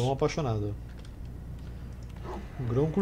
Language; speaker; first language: Portuguese; native; Portuguese